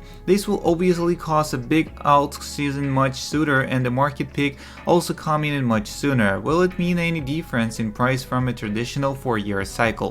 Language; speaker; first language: English; non-native, fluent; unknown